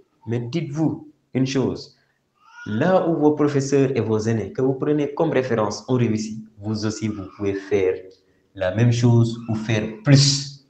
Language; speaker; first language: French; non-native, local second language; Wolof